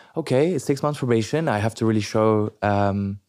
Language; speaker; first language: English; non-native, local second language; French